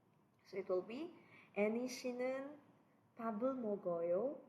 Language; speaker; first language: Korean; non-native, fluent; Cebuano